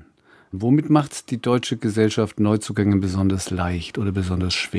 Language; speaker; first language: German; native; German